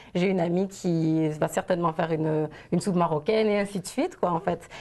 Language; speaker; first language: French; native; French